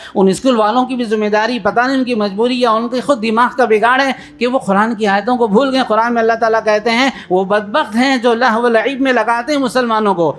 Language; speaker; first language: Urdu; native; Urdu